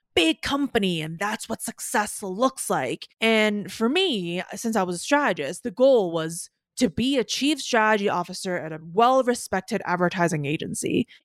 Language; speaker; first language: English; non-native, local second language; Cantonese